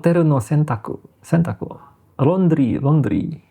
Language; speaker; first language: Japanese; non-native, learner; Indonesian